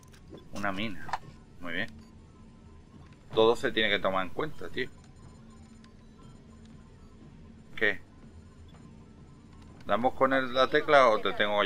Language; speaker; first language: Spanish; native; Spanish